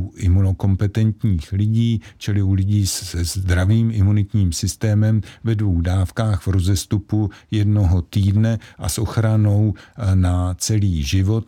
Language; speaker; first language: Czech; native; Czech